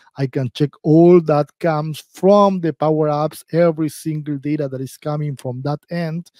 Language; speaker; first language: English; non-native, fluent; Spanish